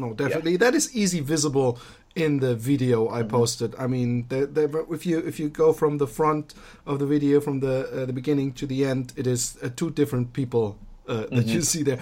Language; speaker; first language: English; non-native, fluent; German